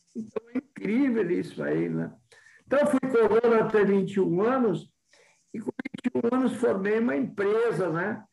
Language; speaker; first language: Portuguese; native; Portuguese